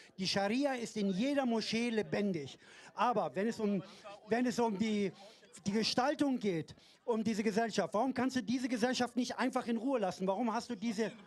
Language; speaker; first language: German; non-native, fluent; Persian